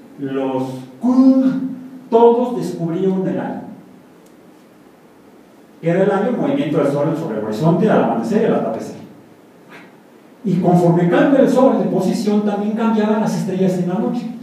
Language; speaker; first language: Spanish; native; Spanish